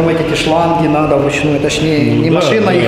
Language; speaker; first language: Russian; native; Russian